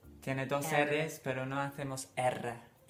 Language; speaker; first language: Spanish; non-native, fluent; English